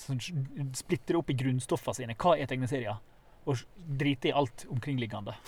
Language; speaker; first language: Norwegian; native; Norwegian